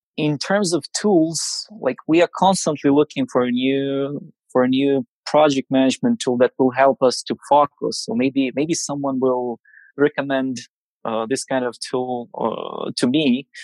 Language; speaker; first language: English; non-native, fluent; Russian